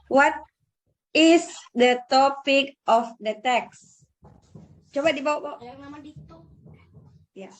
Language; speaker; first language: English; non-native, learner; Indonesian